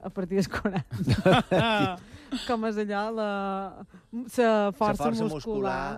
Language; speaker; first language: Catalan; native; Catalan